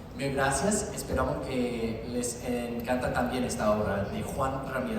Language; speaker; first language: Spanish; non-native, learner; English